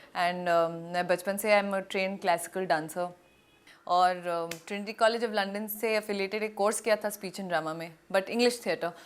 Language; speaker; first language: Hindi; non-native, local second language; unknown